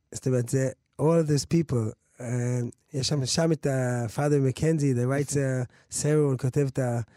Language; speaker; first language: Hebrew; early bilingual, other home language; English